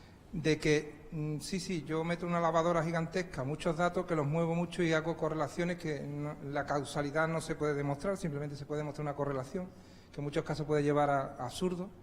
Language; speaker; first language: Spanish; native; Spanish